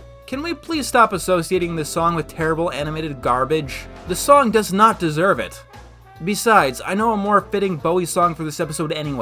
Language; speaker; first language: English; native; English